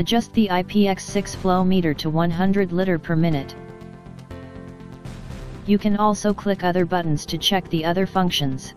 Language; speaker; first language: English; non-native, fluent; Chinese